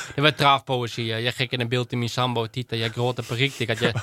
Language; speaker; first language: Swedish; non-native, fluent; Dutch